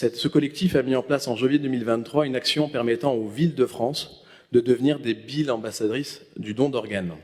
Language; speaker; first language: French; native; French